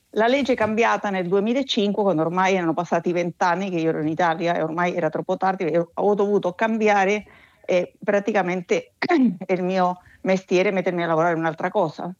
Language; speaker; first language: Italian; non-native, fluent; Spanish